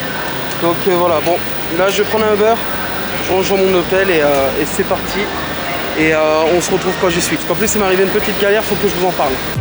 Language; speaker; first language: French; native; French